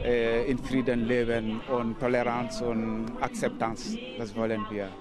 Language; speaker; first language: German; non-native, learner; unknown